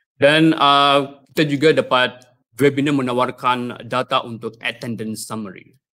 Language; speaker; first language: Malay; native; Malay